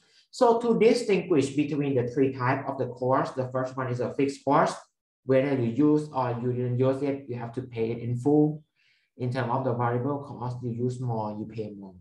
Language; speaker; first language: English; non-native, fluent; Thai